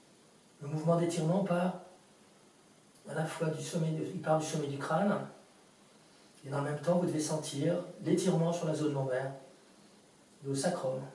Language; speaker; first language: French; native; French